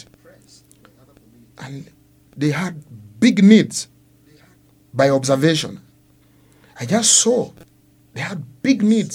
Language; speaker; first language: English; non-native, fluent; Luo (Kenya and Tanzania)